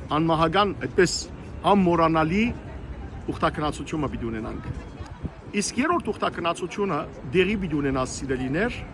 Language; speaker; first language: Armenian; early bilingual, heritage; Armenian